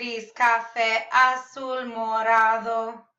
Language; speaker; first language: Spanish; non-native, learner; English